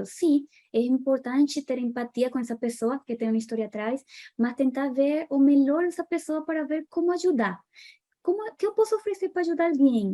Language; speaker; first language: Portuguese; non-native, fluent; Spanish